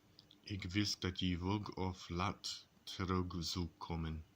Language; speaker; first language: Dutch; non-native, learner; English